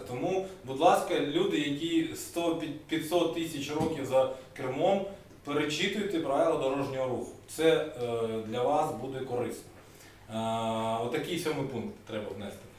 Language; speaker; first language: Ukrainian; non-native, local second language; Russian